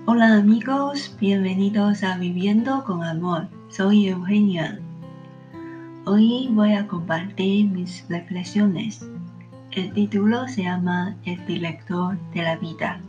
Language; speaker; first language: Spanish; non-native, learner; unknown